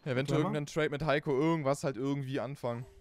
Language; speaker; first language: German; native; German